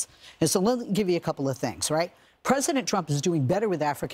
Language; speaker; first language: English; native; English